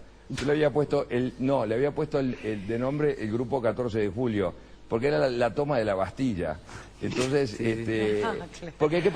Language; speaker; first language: Spanish; native; Spanish